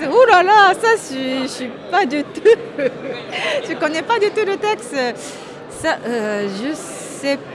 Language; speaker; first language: French; non-native, fluent; Japanese